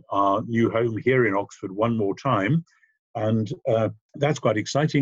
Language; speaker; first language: English; native; English